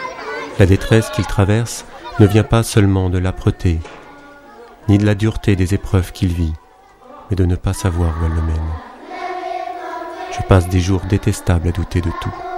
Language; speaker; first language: French; native; French